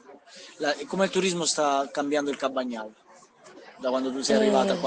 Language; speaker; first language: Italian; native; Italian